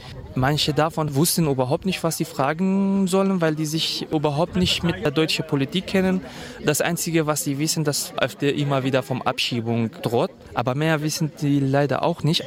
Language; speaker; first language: German; non-native, fluent; Kurdish